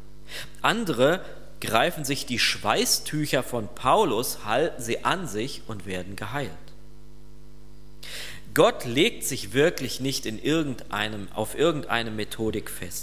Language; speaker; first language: German; native; German